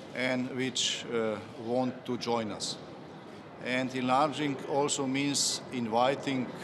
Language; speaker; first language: English; non-native, fluent; Slovenian